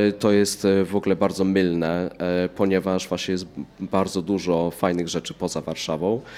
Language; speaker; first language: Polish; early bilingual, heritage; English